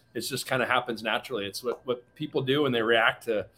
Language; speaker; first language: English; native; English